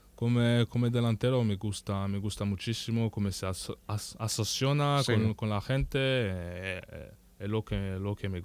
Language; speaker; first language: Spanish; non-native, learner; French